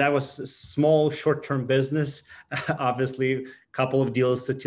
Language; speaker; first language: English; non-native, fluent; Ukrainian